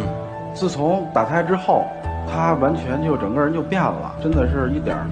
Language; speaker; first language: Chinese; native; Chinese